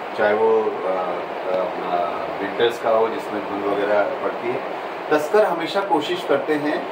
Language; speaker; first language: Hindi; native; Hindi